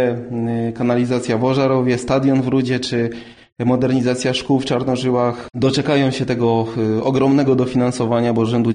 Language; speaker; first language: Polish; native; Polish